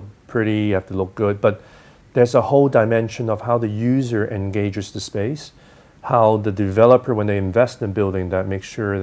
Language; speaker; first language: English; non-native, local second language; Cantonese